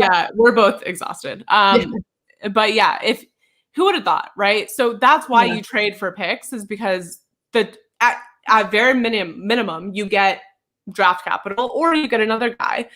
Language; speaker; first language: English; native; English